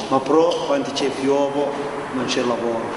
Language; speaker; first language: Italian; non-native, learner; Somali